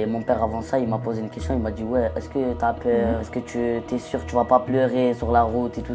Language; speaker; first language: French; non-native, local second language; Arabic